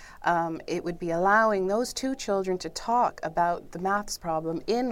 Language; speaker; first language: English; native; English